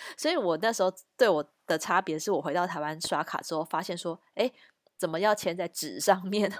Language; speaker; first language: Chinese; native; Chinese